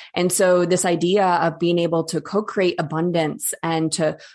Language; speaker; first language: English; native; English